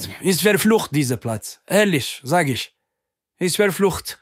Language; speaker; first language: German; non-native, learner; French